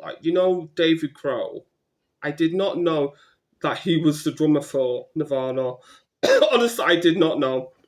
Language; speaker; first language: English; native; English